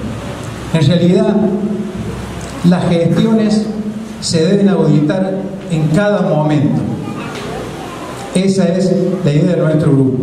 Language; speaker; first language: Spanish; native; Spanish